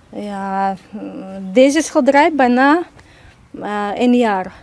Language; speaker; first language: Dutch; non-native, learner; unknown